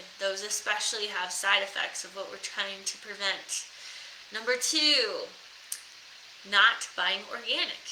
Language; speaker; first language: English; native; English